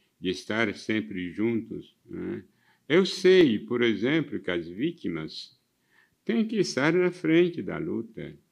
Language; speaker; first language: Portuguese; non-native, fluent; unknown